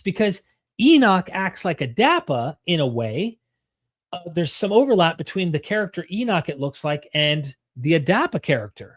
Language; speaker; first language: English; native; English